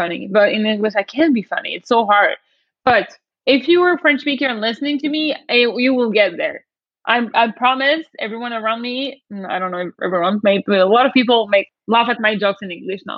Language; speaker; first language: English; non-native, fluent; French